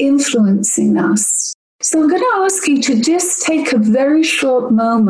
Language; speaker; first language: English; native; English